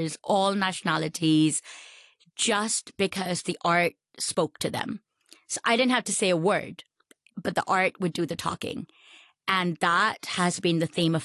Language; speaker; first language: English; non-native, local second language; Urdu